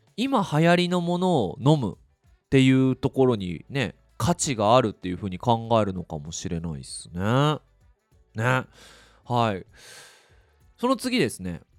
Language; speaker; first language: Japanese; native; Japanese